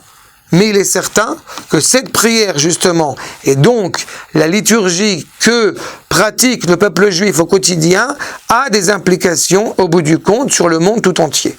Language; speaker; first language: French; native; French